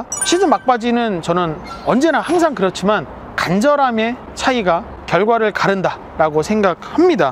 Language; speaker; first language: Korean; native; Korean